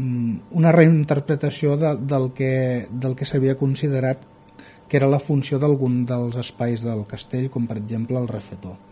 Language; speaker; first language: Catalan; native; Catalan